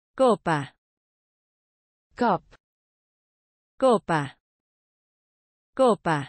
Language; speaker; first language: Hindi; native; Hindi